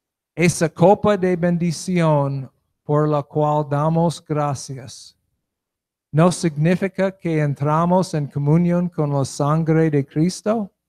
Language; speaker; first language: Spanish; non-native, learner; English